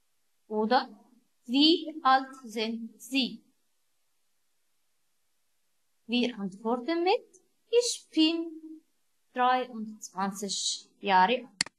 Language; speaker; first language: German; non-native, learner; Arabic